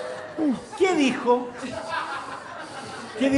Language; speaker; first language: Spanish; native; Spanish